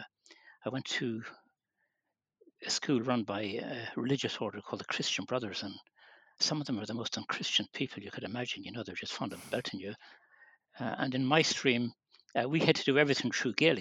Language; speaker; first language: English; native; English